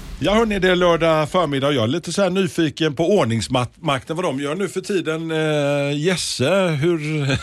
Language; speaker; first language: Swedish; native; Swedish